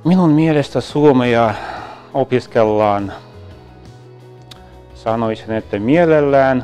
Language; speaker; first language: Finnish; non-native, local second language; Russian